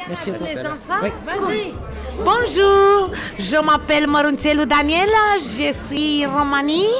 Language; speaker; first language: French; non-native, learner; Romanian